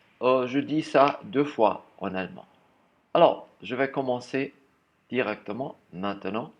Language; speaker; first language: French; non-native, fluent; German